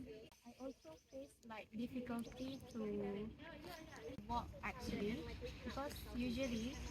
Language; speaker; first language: English; non-native, local second language; Malay